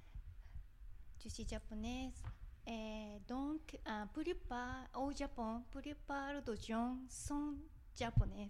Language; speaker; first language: French; non-native, learner; Japanese